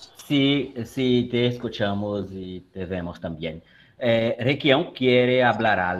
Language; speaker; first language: Spanish; non-native, fluent; Portuguese